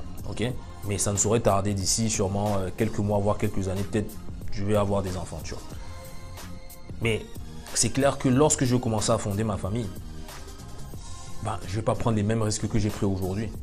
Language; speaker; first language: French; native; French